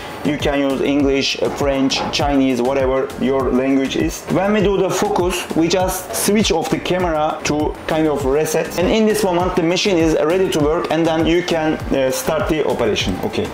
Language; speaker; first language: English; non-native, fluent; Turkish